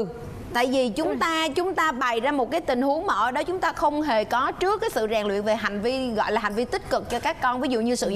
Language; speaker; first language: Vietnamese; native; Vietnamese